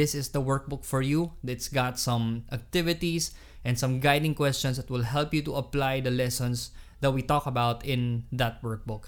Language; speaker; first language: English; non-native, local second language; Hiligaynon